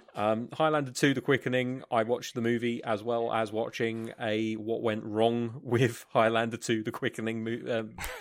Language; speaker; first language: English; native; English